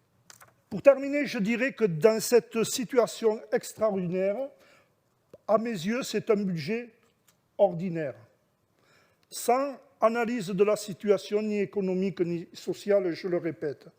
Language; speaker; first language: French; native; French